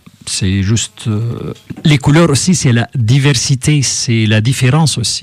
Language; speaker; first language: French; non-native, fluent; Arabic